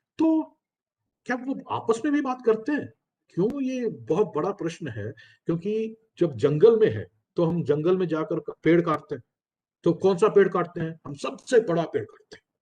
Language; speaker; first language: Hindi; non-native, local second language; Telugu